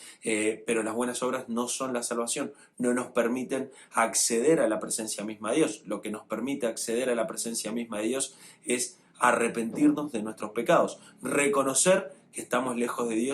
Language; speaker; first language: Spanish; native; Spanish